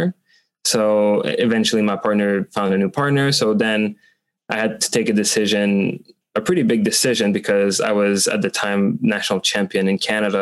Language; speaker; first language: English; non-native, fluent; French